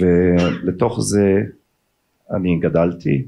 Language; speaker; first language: Hebrew; early bilingual, other home language; German